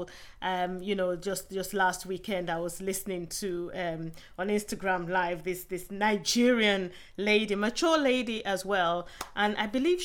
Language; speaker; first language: English; non-native, local second language; Yoruba